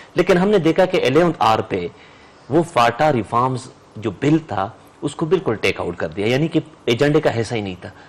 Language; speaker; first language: Urdu; non-native, local second language; Pashto